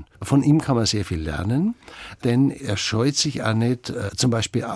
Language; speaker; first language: German; native; German